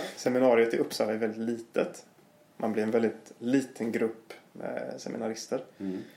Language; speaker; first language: Swedish; native; Swedish